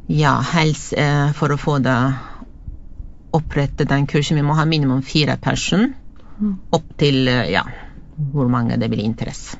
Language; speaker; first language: Norwegian; non-native, fluent; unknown